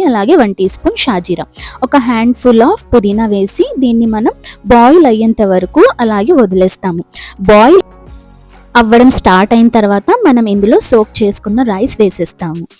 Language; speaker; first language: Telugu; non-native, local second language; Urdu